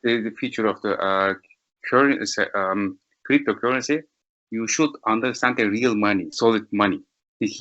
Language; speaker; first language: English; non-native, learner; Turkish